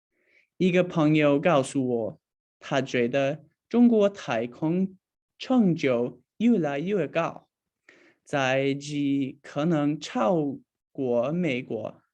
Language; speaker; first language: Chinese; non-native, learner; English